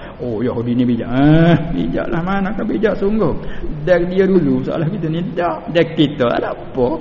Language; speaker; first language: Malay; native; Malay